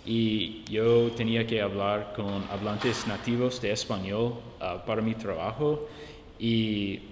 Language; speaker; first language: Spanish; non-native, fluent; English